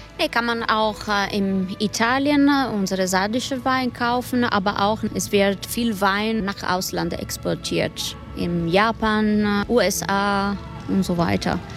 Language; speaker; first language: German; non-native, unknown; Sardinian